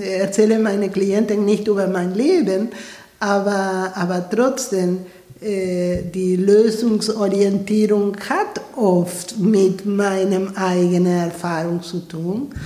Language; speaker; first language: German; non-native, fluent; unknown